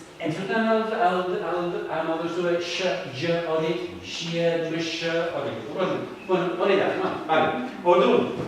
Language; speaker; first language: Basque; non-native, fluent; English